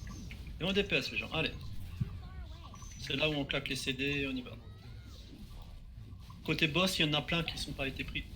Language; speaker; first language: French; native; French